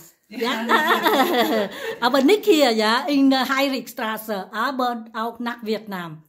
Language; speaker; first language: German; non-native, learner; Vietnamese